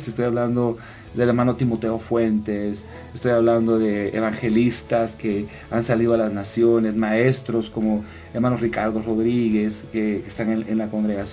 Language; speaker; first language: Spanish; native; Spanish